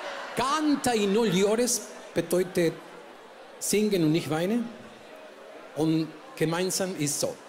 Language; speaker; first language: German; non-native, learner; Spanish